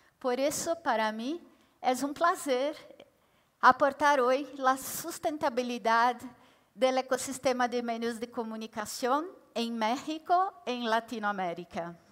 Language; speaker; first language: Spanish; non-native, fluent; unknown